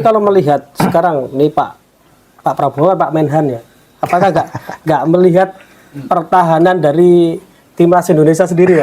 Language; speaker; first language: Indonesian; non-native, local second language; Javanese